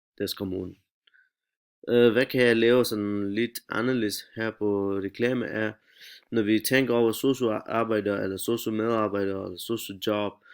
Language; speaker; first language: Danish; non-native, learner; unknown